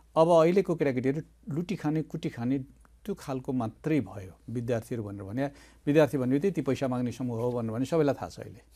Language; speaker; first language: Nepali; native; Nepali